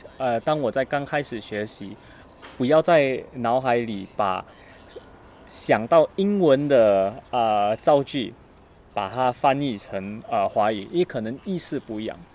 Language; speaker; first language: Chinese; non-native, learner; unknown